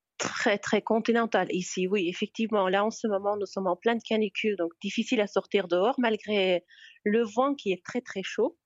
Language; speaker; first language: French; non-native, fluent; Uzbek